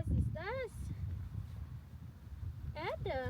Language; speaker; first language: German; non-native, learner; Filipino